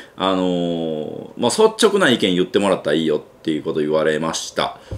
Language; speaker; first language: Japanese; native; Japanese